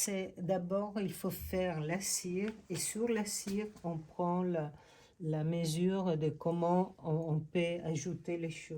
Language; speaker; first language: French; non-native, fluent; Italian